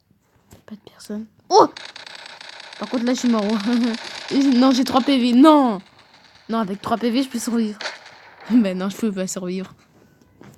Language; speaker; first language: French; native; French